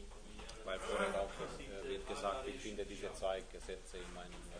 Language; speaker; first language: German; non-native, learner; Hungarian